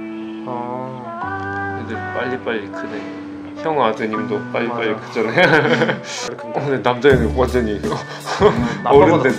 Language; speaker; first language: Korean; native; Korean